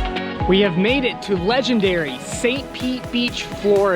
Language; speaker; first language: English; native; English